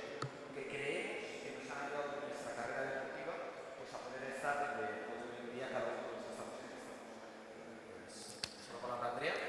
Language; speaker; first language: Spanish; native; Spanish